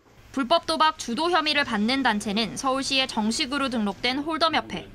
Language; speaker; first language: Korean; native; Korean